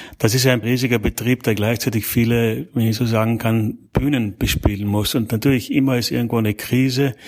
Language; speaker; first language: German; native; German